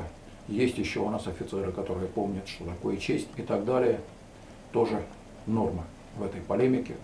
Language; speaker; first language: Russian; native; Russian